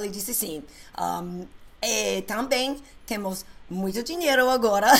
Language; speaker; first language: Portuguese; non-native, learner; English